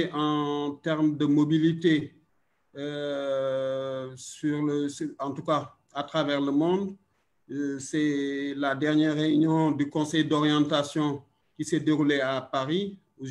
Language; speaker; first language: French; non-native, local second language; Wolof